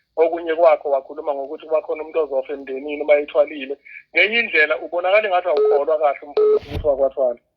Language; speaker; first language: Zulu; native; Zulu